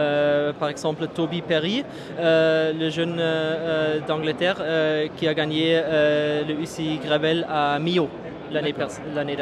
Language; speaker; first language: French; non-native, fluent; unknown